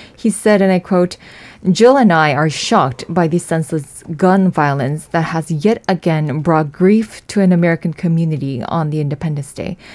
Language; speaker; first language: English; non-native, fluent; Korean